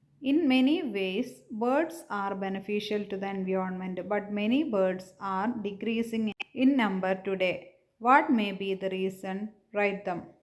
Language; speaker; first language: English; non-native, local second language; Malayalam